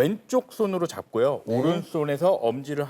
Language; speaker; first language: Korean; native; Korean